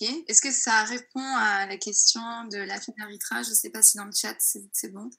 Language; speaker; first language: French; native; French